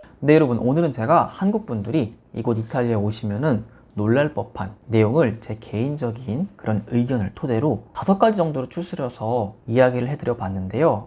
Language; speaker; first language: Korean; native; Korean